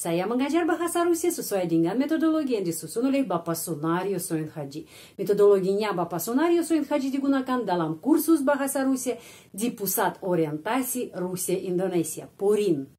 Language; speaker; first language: Indonesian; non-native, fluent; Russian